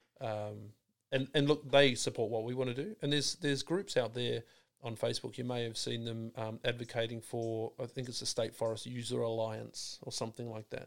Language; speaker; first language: English; native; English